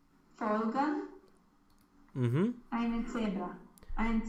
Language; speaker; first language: German; non-native, learner; Romanian